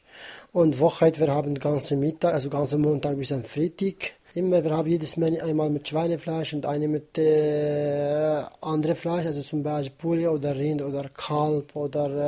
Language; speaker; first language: German; non-native, learner; Kurdish